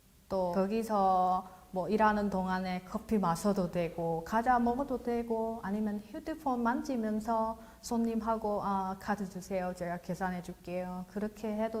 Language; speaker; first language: Korean; non-native, fluent; Vietnamese